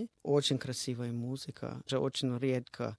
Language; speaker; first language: Russian; non-native, fluent; English